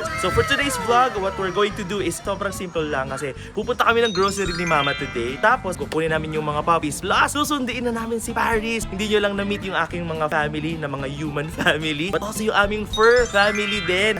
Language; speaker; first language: Filipino; non-native, local second language; Bikol